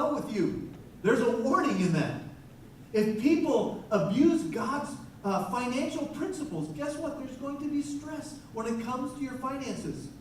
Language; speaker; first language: English; native; English